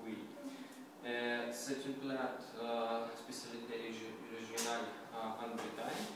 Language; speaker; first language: French; non-native, learner; Russian